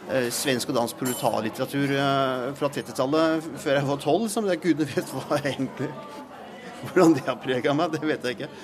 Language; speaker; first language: Norwegian; native; Norwegian